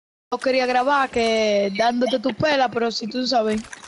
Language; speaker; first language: Spanish; native; Spanish